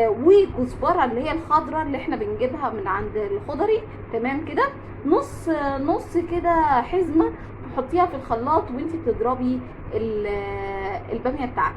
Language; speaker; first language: Arabic; native; Arabic